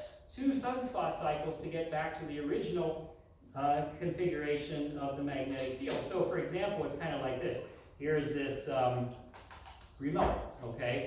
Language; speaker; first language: English; native; English